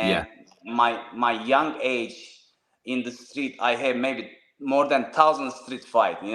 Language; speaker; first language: English; non-native, learner; Turkish